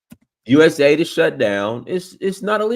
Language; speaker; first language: English; native; English